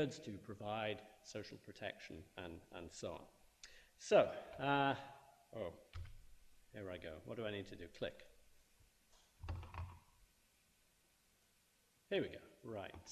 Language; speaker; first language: English; native; English